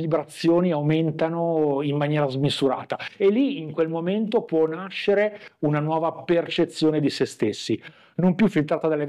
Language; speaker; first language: Italian; native; Italian